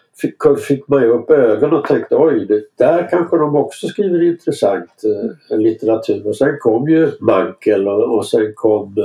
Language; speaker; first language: Swedish; native; Swedish